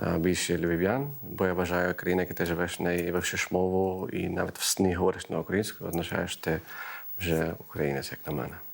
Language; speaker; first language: Ukrainian; non-native, fluent; Greek